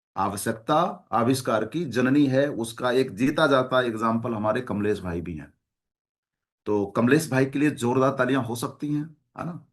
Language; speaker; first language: Hindi; native; Hindi